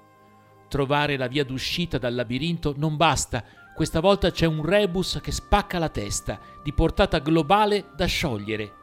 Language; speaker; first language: Italian; native; Italian